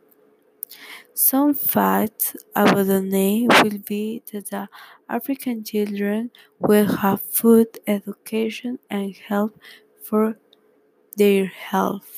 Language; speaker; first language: English; non-native, learner; Spanish